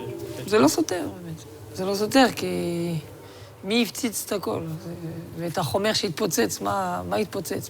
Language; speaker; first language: Hebrew; non-native, fluent; French